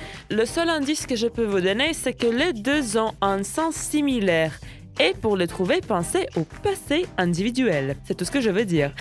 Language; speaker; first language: French; non-native, fluent; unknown